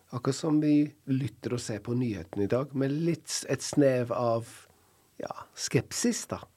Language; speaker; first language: Norwegian; non-native, fluent; English